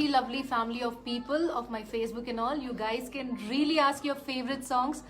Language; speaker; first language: English; non-native, local second language; Telugu